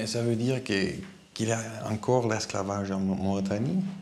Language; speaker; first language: French; non-native, learner; Dutch